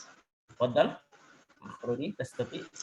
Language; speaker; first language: Arabic; non-native, fluent; Indonesian